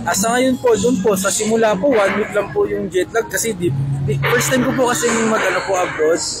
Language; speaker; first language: Filipino; non-native, local second language; Cebuano